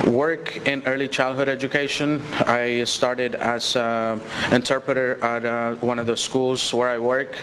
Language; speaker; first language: English; early bilingual, other home language; Spanish